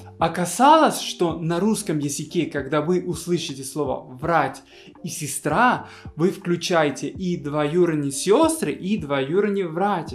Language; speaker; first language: Russian; non-native, fluent; Spanish